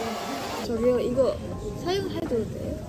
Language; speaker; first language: Korean; non-native, learner; Filipino